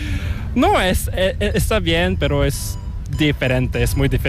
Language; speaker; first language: Spanish; non-native, learner; Korean